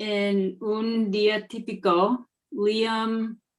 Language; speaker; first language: Spanish; non-native, learner; English